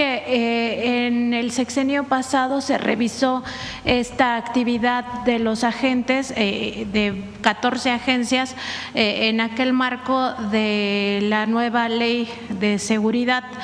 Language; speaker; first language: Spanish; native; Spanish